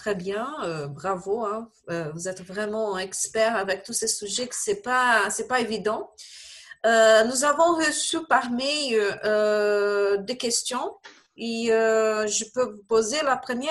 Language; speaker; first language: French; non-native, fluent; Portuguese